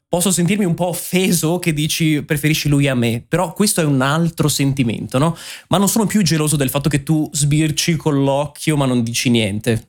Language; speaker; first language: Italian; native; Italian